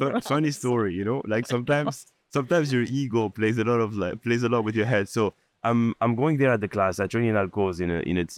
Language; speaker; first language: English; non-native, fluent; Arabic